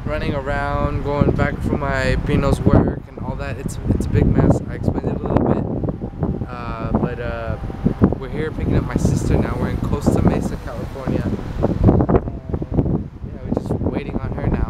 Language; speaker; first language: English; early bilingual, other home language; Spanish